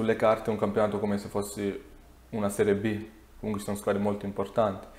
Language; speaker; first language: Italian; early bilingual, other home language; Serbian